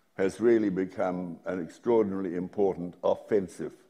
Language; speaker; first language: English; native; English